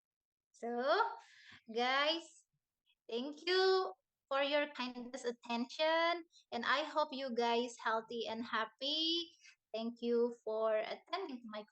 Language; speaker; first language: English; non-native, learner; Indonesian